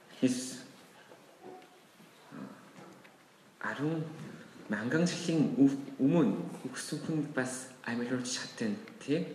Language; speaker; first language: Mongolian; non-native, fluent; Korean